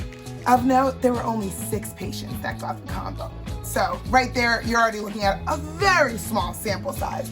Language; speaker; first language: English; native; English